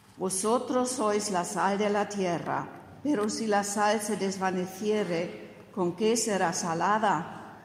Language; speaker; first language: Spanish; non-native, fluent; German